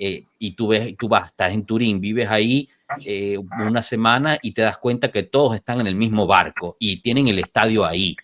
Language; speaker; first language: Spanish; native; Spanish